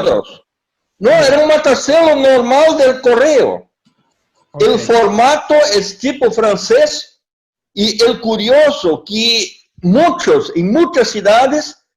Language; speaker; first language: Spanish; non-native, learner; Portuguese